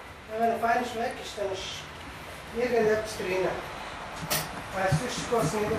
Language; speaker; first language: German; non-native, fluent; Kurdish